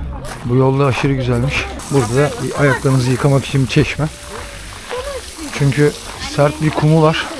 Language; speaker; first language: Turkish; native; Turkish